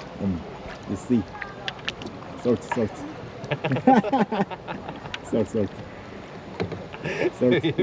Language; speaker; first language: English; non-native, learner; Turkish